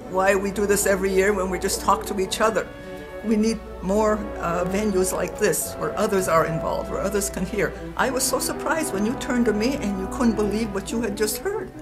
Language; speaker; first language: English; native; English